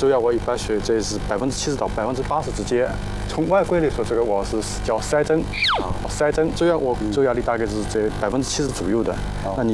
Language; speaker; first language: Chinese; native; Chinese